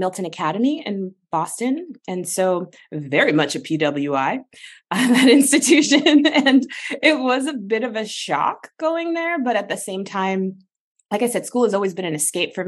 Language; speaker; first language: English; native; English